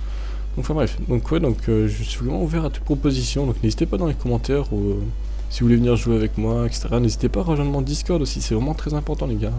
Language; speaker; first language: French; native; French